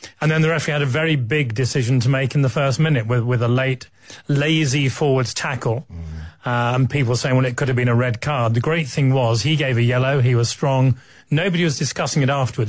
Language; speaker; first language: English; native; English